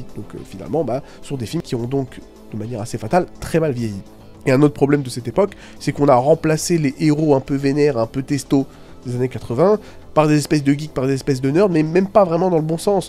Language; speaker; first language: French; native; French